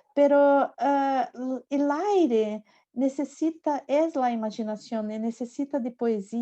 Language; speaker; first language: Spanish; non-native, learner; Portuguese